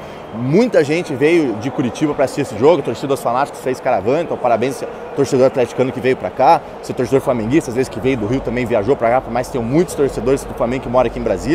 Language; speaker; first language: Portuguese; native; Portuguese